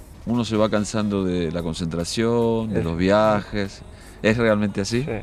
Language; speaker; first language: Spanish; native; Spanish